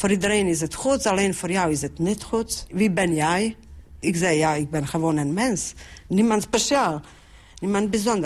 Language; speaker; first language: Dutch; non-native, fluent; Bosnian